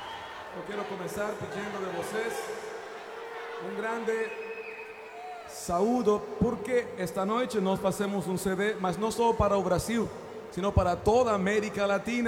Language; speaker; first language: Portuguese; non-native, fluent; Spanish